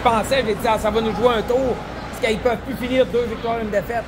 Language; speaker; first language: French; native; French